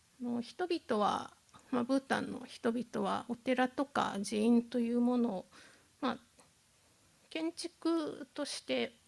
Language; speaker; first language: Japanese; native; Japanese